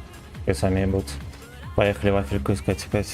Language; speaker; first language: Russian; native; Russian